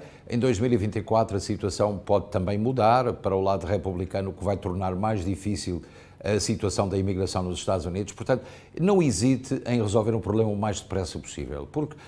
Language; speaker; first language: Portuguese; native; Portuguese